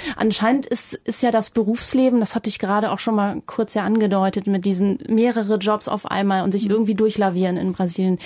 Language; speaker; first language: German; native; German